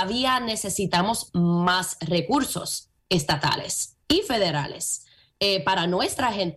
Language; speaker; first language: Spanish; early bilingual, heritage; Spanish